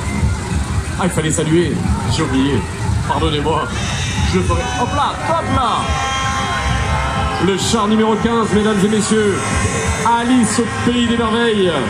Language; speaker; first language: French; native; French